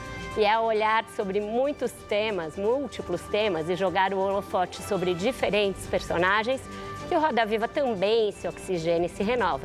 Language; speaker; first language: Portuguese; native; Portuguese